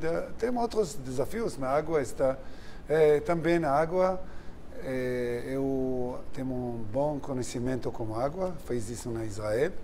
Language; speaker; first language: Portuguese; non-native, learner; Hebrew